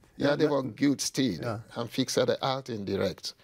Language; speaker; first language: Swedish; non-native, fluent; Igbo